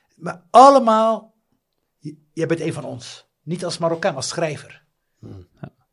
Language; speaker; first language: Dutch; early bilingual, other home language; Riffian